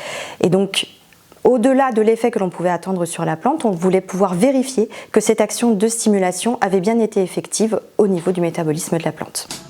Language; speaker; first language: French; native; French